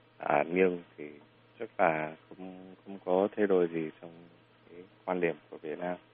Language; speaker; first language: Vietnamese; non-native, fluent; English